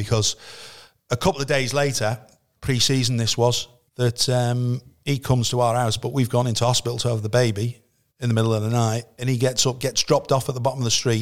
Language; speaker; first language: English; native; English